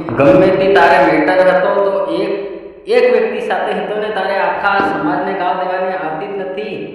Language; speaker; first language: Gujarati; non-native, local second language; Bhili